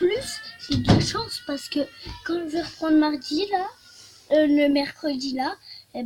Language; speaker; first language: French; native; French